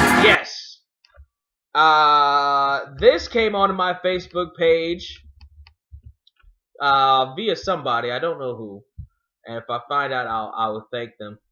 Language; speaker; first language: English; native; English